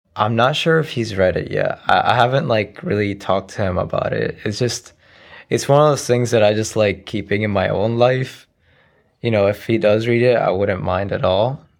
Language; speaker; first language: English; early bilingual, other home language; Arabic